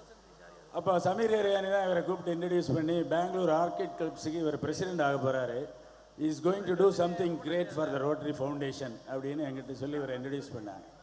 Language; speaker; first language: Tamil; native; Tamil